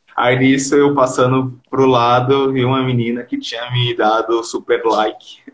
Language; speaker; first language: Portuguese; early bilingual, heritage; Portuguese